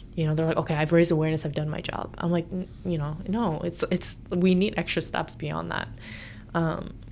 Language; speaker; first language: English; native; English